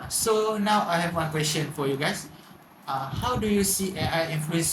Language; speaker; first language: English; non-native, learner; Malay